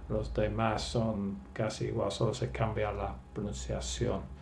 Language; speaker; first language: Spanish; non-native, fluent; English